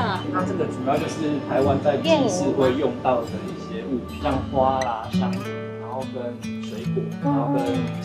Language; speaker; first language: Chinese; native; Chinese